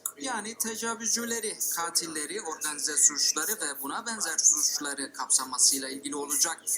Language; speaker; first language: Turkish; native; Turkish